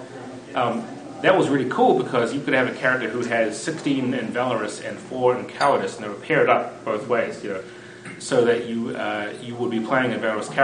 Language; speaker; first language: English; native; English